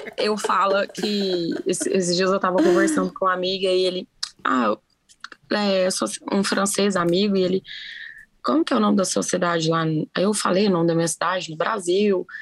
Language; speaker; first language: Portuguese; native; Portuguese